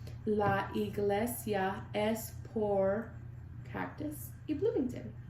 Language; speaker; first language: Spanish; non-native, learner; English